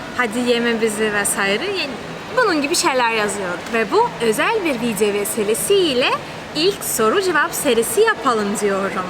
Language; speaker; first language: Turkish; non-native, fluent; Russian